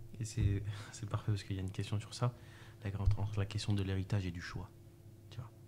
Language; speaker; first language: French; native; French